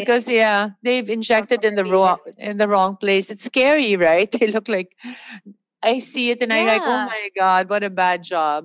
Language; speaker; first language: English; non-native, local second language; Filipino